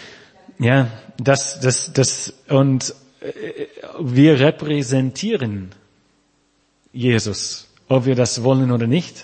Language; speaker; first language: German; non-native, fluent; English